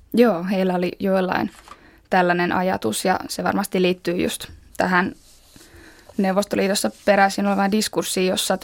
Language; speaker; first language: Finnish; native; Finnish